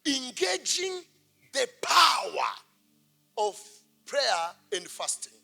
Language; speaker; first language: English; non-native, local second language; Swahili